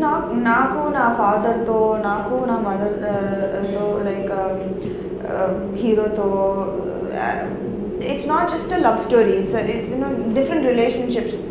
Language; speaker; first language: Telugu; non-native, local second language; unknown